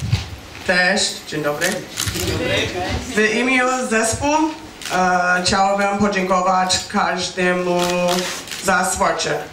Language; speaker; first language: Polish; non-native, learner; English